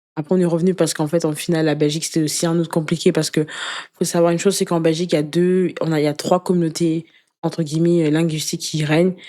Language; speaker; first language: French; early bilingual, other home language; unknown